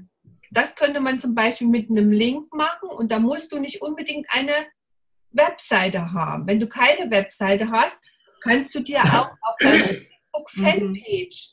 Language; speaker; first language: German; native; German